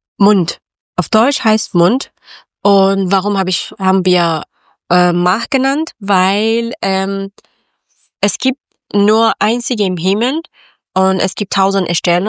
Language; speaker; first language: German; non-native, learner; Persian